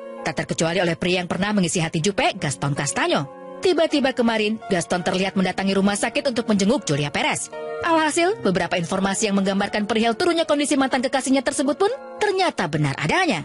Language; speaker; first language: Indonesian; native; Indonesian